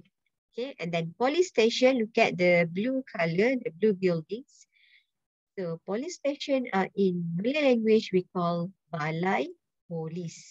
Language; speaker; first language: English; non-native, local second language; Malay